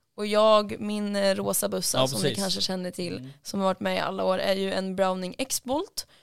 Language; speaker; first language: Swedish; native; Swedish